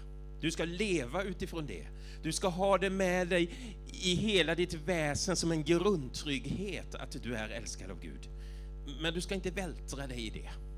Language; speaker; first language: Swedish; native; Swedish